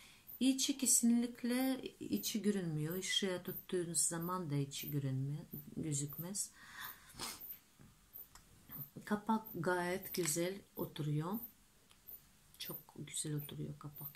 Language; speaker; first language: Turkish; non-native, fluent; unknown